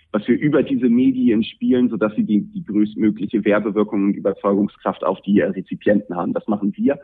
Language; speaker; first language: German; native; German